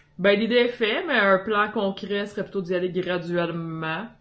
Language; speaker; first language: French; native; French